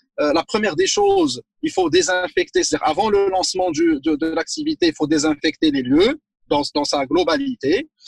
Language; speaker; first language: French; non-native, local second language; Arabic